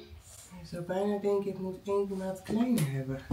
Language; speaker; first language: Dutch; native; Dutch